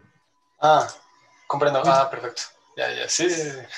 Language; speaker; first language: Portuguese; non-native, learner; Spanish